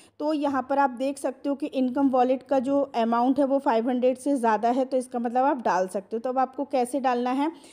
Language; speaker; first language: Hindi; non-native, local second language; Marathi